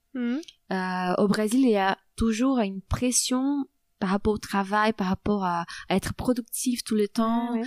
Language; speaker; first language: French; non-native, fluent; Portuguese